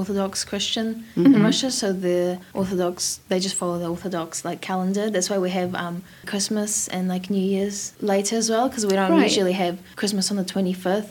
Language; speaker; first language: English; native; English